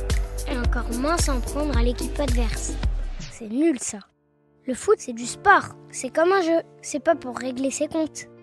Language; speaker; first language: French; native; French